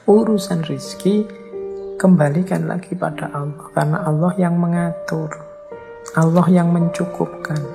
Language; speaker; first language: Indonesian; native; Indonesian